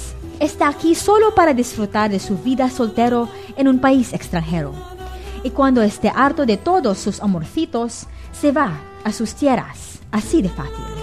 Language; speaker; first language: Spanish; non-native, fluent; Filipino